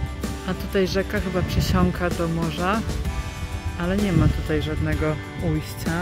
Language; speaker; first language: Polish; native; Polish